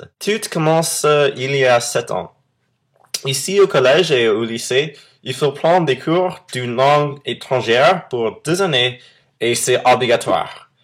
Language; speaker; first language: French; non-native, fluent; English